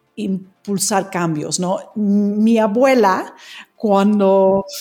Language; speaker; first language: Spanish; non-native, fluent; English